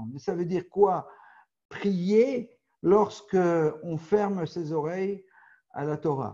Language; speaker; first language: French; native; French